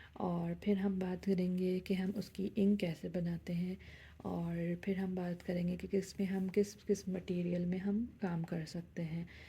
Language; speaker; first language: Urdu; native; Urdu